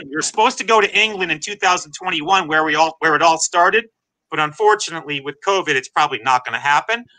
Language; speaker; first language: English; native; English